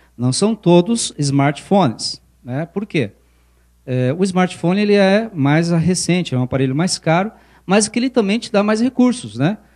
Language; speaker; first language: Portuguese; early bilingual, other home language; Spanish